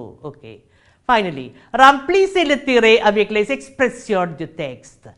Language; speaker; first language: French; non-native, fluent; Malayalam